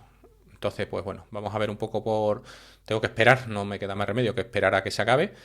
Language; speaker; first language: Spanish; native; Spanish